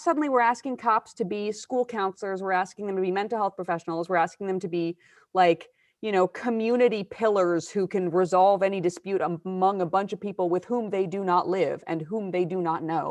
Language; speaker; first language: English; native; English